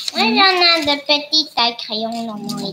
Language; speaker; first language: French; non-native, learner; Thai